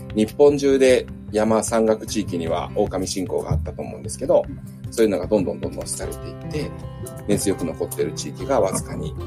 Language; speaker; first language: Japanese; native; Japanese